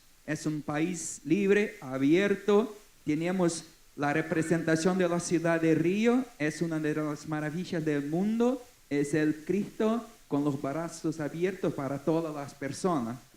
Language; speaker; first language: Spanish; non-native, fluent; Portuguese